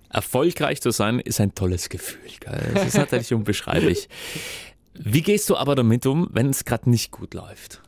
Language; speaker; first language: German; native; German